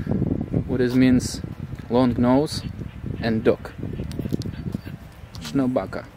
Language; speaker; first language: English; non-native, learner; Russian